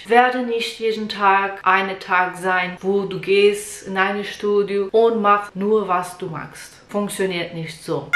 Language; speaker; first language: German; non-native, learner; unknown